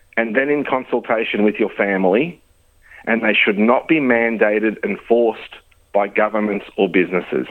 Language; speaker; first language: English; early bilingual, other home language; Greek